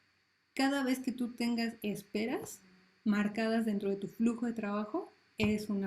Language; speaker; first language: Spanish; native; Spanish